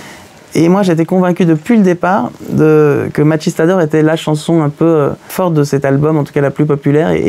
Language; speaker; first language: French; native; French